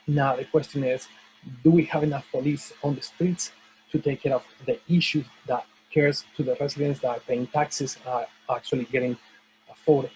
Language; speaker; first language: English; non-native, fluent; Spanish